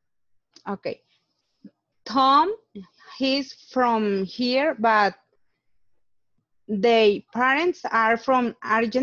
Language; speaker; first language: English; non-native, learner; Spanish